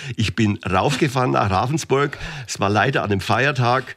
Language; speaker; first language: German; native; German